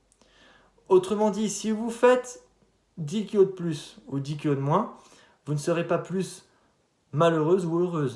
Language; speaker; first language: French; native; French